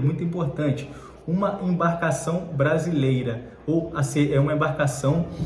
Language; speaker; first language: Portuguese; native; Portuguese